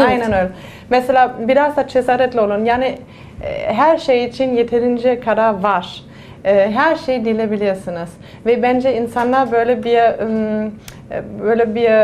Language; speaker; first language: Turkish; non-native, fluent; German